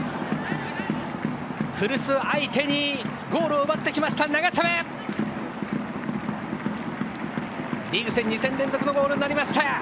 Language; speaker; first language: Japanese; native; Japanese